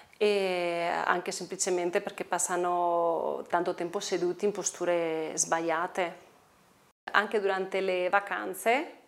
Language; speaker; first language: Italian; non-native, fluent; Spanish